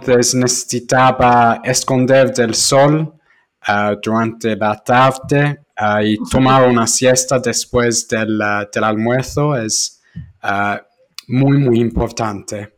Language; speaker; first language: Spanish; non-native, fluent; English